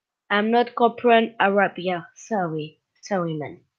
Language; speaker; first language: English; non-native, learner; French